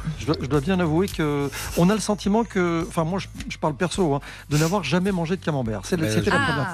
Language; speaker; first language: French; native; French